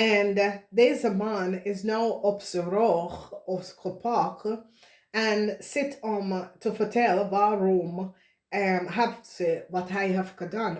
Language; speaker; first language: Dutch; non-native, fluent; English